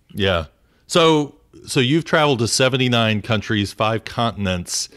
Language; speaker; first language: English; native; English